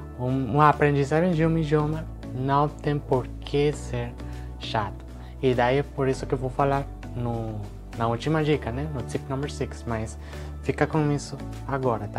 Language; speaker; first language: Portuguese; non-native, fluent; Spanish